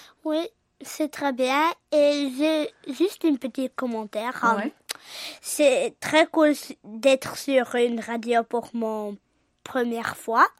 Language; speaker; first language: French; early bilingual, heritage; English